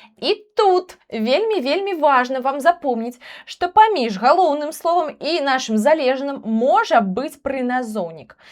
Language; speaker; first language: Belarusian; non-native, local second language; Russian